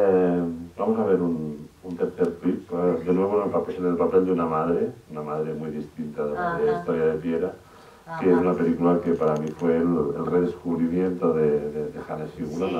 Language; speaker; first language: Spanish; native; Spanish